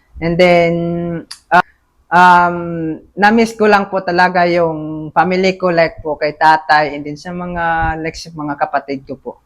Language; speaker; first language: Filipino; non-native, local second language; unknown